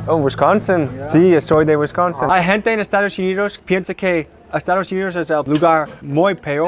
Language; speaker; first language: Spanish; non-native, learner; English